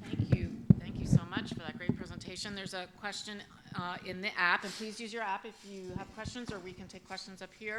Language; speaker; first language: English; native; English